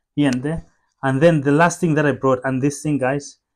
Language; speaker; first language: English; non-native, local second language; Nyanja